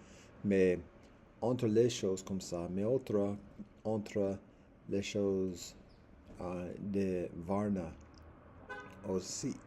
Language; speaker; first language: French; non-native, learner; English